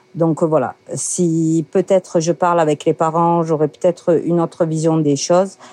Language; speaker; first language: French; native; French